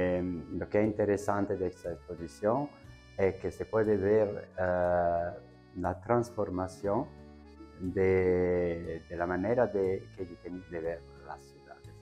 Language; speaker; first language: Spanish; non-native, fluent; Italian